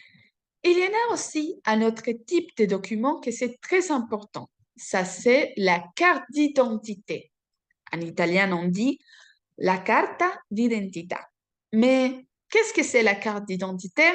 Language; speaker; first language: French; non-native, fluent; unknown